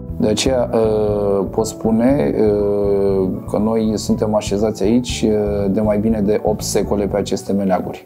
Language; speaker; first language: Romanian; non-native, local second language; Crimean Tatar